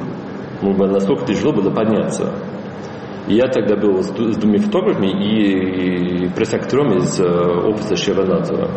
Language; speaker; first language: Russian; non-native, fluent; English